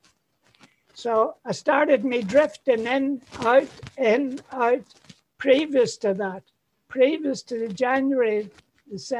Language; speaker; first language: English; native; English